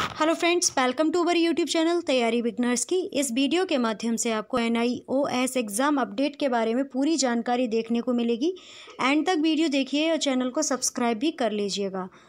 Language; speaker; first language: Hindi; native; Hindi